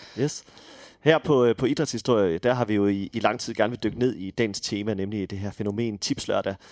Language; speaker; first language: Danish; native; Danish